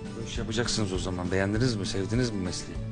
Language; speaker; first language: Turkish; native; Turkish